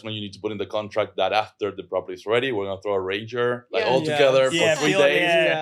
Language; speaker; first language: English; non-native, fluent; Spanish